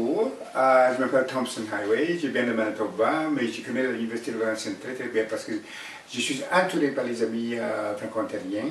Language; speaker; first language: French; non-native, fluent; Cree